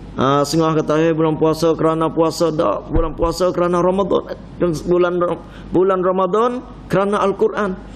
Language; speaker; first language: Malay; non-native, fluent; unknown